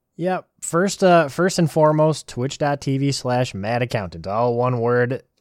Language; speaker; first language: English; native; English